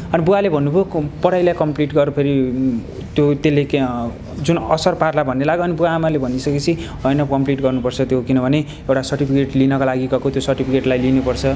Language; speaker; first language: Nepali; native; Nepali